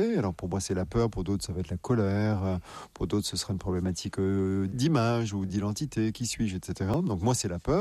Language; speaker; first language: French; native; French